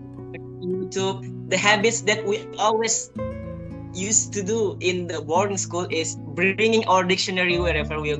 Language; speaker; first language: English; non-native, fluent; Indonesian